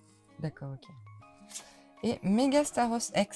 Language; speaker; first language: French; native; French